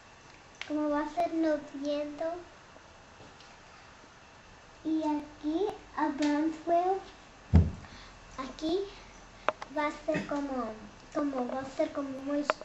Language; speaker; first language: Spanish; early bilingual, heritage; English